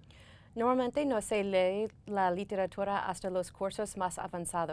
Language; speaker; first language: Spanish; non-native, fluent; English